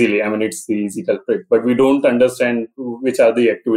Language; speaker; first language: English; non-native, local second language; Hindi